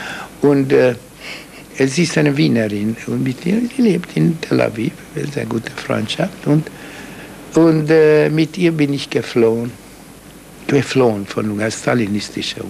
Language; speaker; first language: German; non-native, fluent; Hungarian